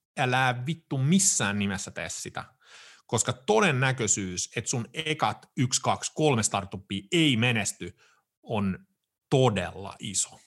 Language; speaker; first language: Finnish; early bilingual, heritage; Finnish